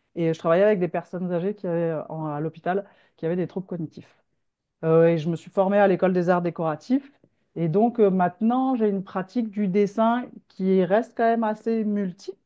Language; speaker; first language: French; native; French